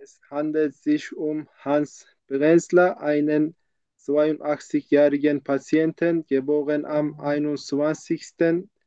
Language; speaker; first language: German; non-native, learner; Turkish